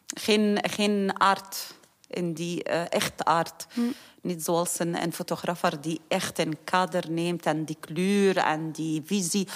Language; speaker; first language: Dutch; non-native, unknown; Arabic